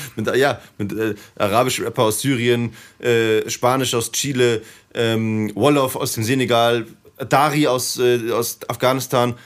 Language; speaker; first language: German; native; German